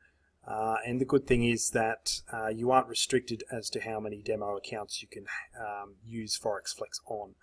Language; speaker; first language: English; native; English